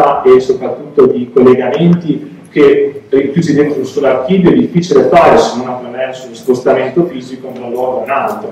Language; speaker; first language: Italian; native; Italian